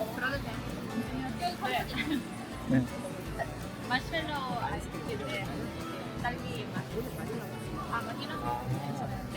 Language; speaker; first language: Korean; non-native, fluent; Russian